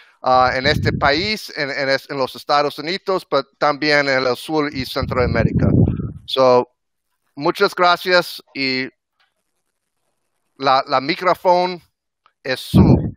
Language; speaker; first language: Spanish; non-native, learner; English